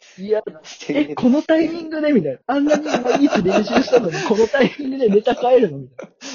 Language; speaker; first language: Japanese; native; Japanese